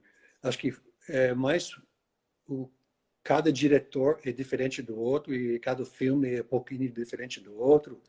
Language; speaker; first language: Portuguese; non-native, fluent; English